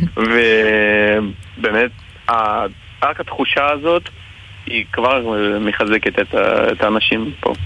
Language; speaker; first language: Hebrew; non-native, fluent; Russian